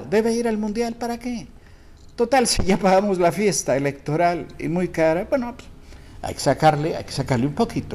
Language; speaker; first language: Spanish; native; Spanish